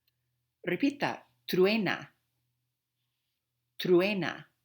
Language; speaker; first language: Spanish; non-native, fluent; English